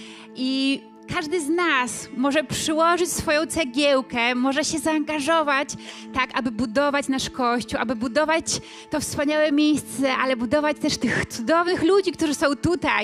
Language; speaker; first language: Polish; native; Polish